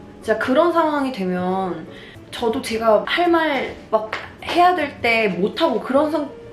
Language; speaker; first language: Korean; native; Korean